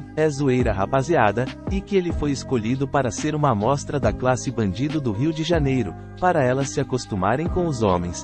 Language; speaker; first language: Portuguese; native; Portuguese